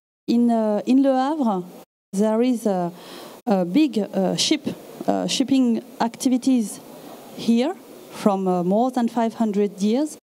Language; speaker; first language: English; non-native, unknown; French